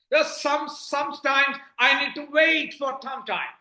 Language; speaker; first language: English; non-native, local second language; Malayalam